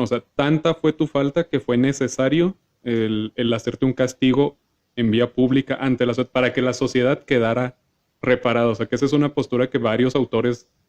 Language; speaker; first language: Spanish; native; Spanish